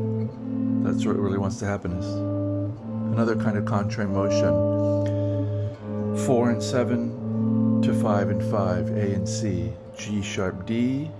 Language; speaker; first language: English; native; English